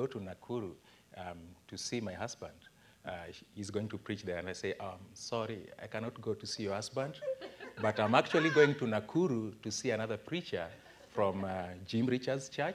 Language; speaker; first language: English; non-native, local second language; Luo (Kenya and Tanzania)